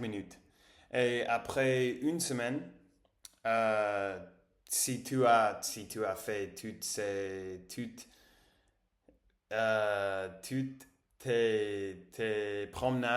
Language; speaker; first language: French; non-native, learner; English